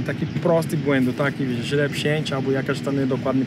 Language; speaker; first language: Polish; non-native, learner; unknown